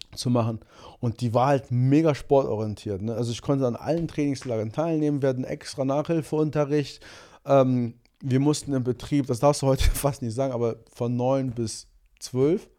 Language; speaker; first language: German; early bilingual, other home language; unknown